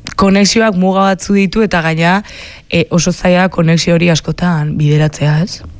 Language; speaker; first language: Basque; native; Basque